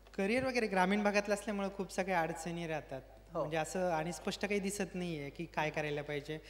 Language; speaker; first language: Marathi; native; Marathi